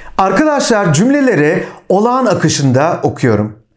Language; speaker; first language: Turkish; native; Turkish